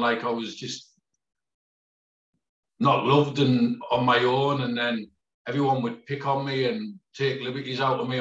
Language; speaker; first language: English; native; English